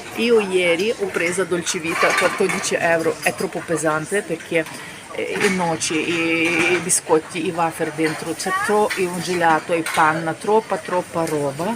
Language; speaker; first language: Italian; non-native, fluent; Ukrainian